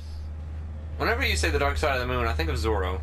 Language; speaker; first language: English; native; English